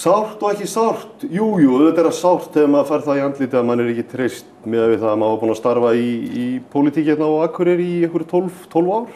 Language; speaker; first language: Icelandic; native; Icelandic